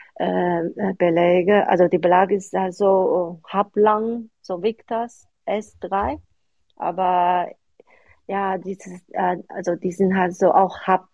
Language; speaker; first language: German; non-native, fluent; Chinese